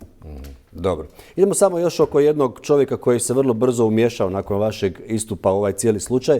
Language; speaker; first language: Croatian; native; Croatian